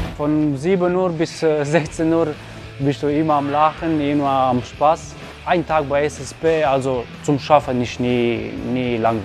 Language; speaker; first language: German; non-native, local second language; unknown